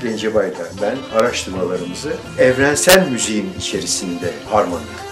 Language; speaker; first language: Turkish; native; Turkish